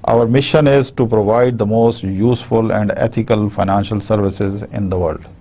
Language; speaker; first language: English; non-native, local second language; Urdu